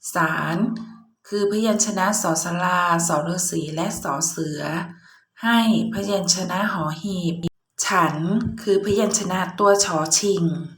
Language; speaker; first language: Thai; native; Thai